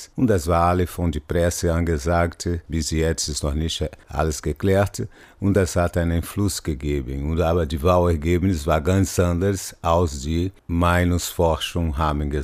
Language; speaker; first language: German; non-native, fluent; Portuguese